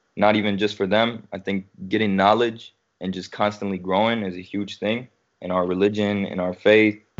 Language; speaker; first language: English; native; English